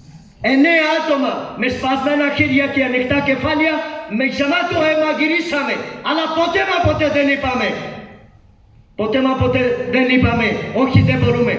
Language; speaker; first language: Greek; non-native, learner; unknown